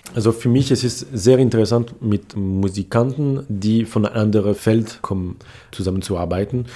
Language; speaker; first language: German; non-native, fluent; French